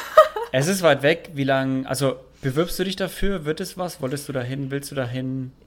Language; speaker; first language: German; native; German